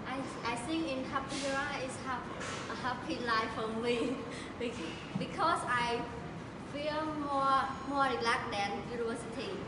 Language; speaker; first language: English; non-native, learner; Khmer